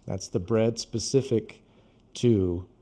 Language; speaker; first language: English; non-native, fluent; Portuguese